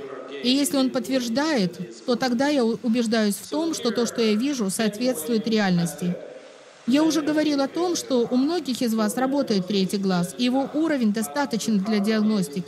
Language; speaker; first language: Russian; native; Russian